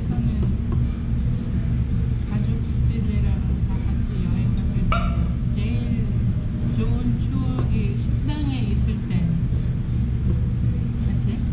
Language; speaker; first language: Korean; non-native, fluent; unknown